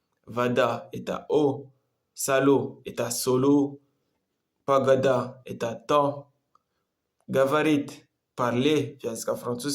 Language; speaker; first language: Russian; non-native, learner; Comorian